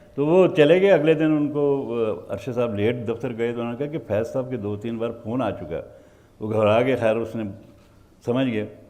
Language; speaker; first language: Urdu; native; Urdu